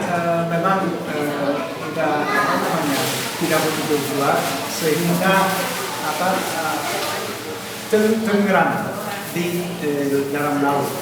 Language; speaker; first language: Indonesian; non-native, fluent; Japanese